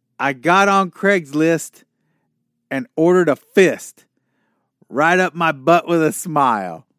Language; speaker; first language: English; native; English